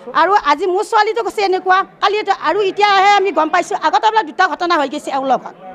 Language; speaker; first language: Assamese; native; Assamese